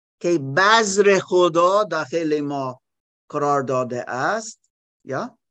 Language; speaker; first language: Persian; non-native, learner; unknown